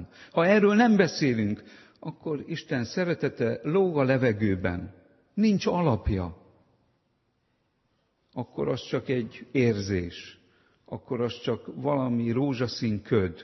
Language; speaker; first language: Hungarian; native; Hungarian